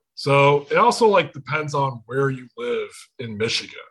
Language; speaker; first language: English; native; English